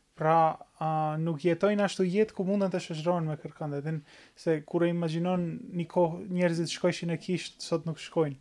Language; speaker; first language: Albanian; native; Albanian